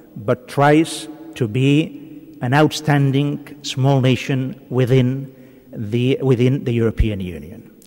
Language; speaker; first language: English; non-native, fluent; Catalan